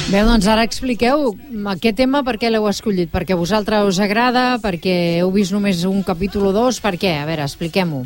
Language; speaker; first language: Catalan; native; Catalan